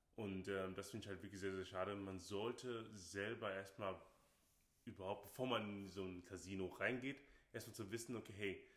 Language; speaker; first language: German; non-native, fluent; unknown